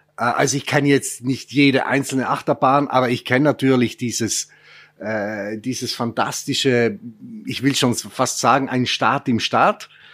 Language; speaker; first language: German; non-native, fluent; Italian